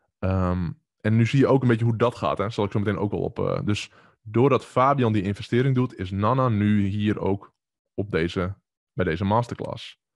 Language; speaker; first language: Dutch; native; Dutch